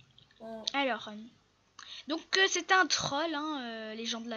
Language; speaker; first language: French; native; French